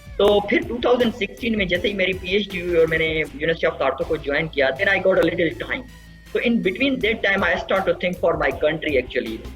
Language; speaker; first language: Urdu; non-native, local second language; Sindhi